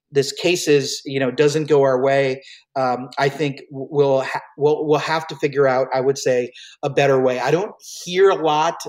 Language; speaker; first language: English; early bilingual, other home language; Hindi